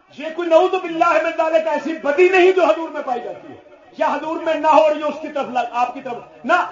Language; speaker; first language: Urdu; non-native, local second language; Punjabi